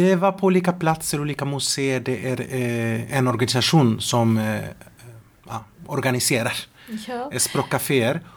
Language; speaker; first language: Swedish; non-native, fluent; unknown